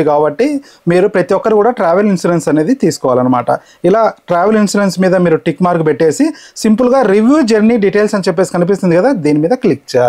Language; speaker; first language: Telugu; native; Telugu